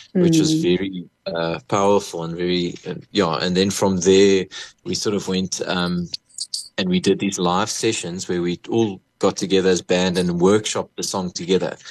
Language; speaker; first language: English; native; English